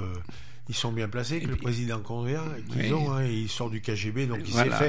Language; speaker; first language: French; native; French